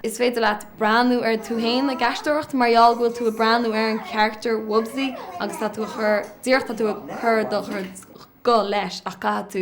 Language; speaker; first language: Irish; native; Irish